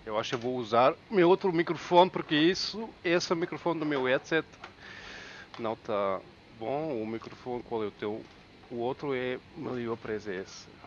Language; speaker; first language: Portuguese; non-native, learner; German